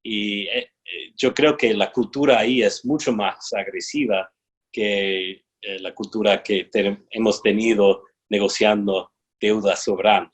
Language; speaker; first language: Spanish; non-native, fluent; English